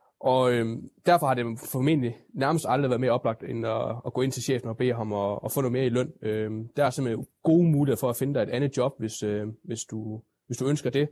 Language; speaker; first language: Danish; native; Danish